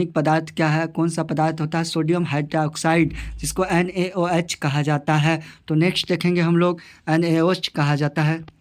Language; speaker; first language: Hindi; native; Hindi